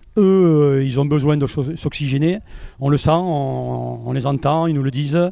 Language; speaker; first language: French; native; French